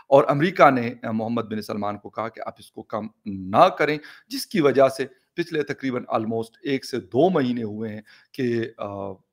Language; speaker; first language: Urdu; non-native, local second language; Pashto